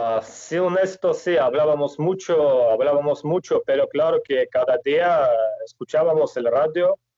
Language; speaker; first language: Spanish; non-native, fluent; Russian